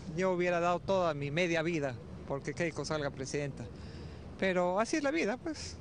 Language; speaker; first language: Spanish; native; Spanish